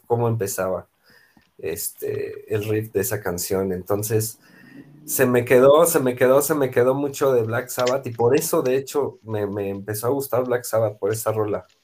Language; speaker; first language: Spanish; native; Spanish